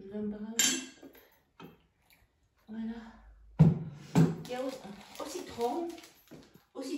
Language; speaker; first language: French; native; French